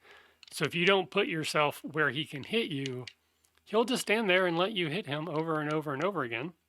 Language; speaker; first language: English; native; English